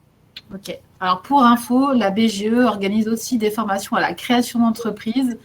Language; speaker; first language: French; native; French